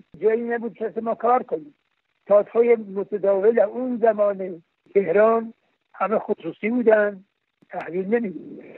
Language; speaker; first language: Persian; native; Persian